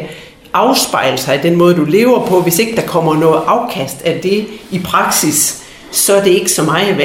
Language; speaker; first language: Danish; native; Danish